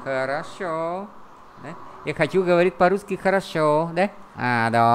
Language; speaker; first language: Russian; non-native, fluent; Vietnamese